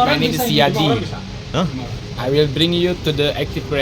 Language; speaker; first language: English; non-native, learner; Sundanese